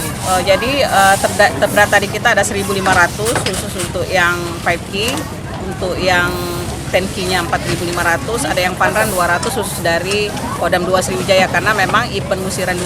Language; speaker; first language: Indonesian; native; Indonesian